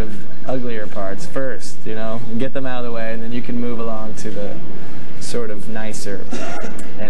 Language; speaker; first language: English; native; English